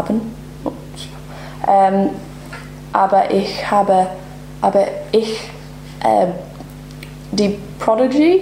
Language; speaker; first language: German; non-native, learner; English